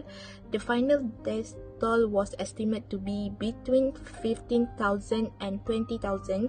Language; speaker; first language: English; non-native, local second language; Malay